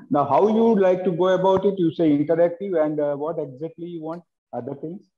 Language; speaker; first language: English; non-native, local second language; Hindi